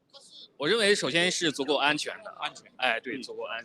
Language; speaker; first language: Chinese; native; Chinese